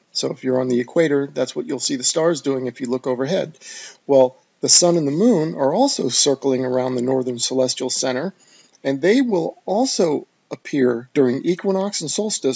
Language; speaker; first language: English; native; English